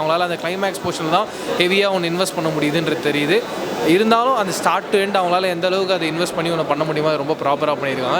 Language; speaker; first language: Tamil; native; Tamil